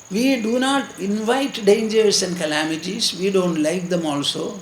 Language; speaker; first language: English; non-native, local second language; Malayalam